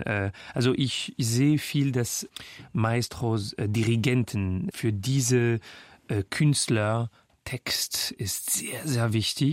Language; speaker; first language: German; non-native, fluent; French